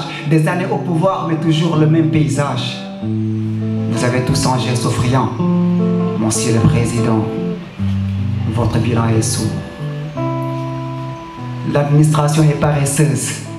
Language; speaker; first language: French; non-native, local second language; Wolof